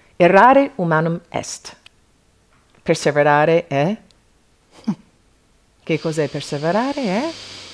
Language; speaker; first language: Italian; non-native, fluent; English